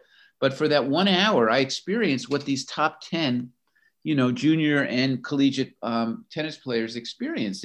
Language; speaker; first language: English; native; English